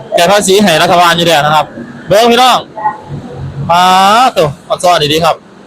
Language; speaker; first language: Thai; native; Thai